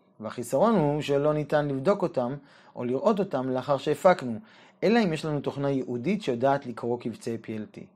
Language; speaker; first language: Hebrew; native; Hebrew